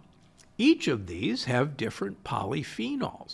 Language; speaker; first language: English; native; English